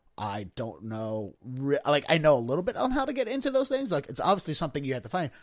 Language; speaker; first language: English; native; English